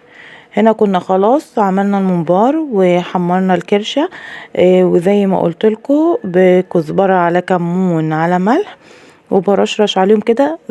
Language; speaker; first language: Arabic; native; Arabic